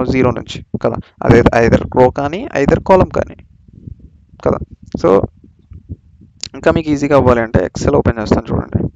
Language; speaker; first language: Telugu; native; Telugu